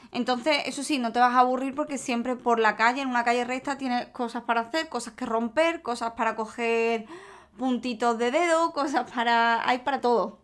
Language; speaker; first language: Spanish; native; Spanish